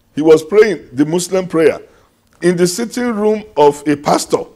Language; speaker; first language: English; non-native, local second language; Yoruba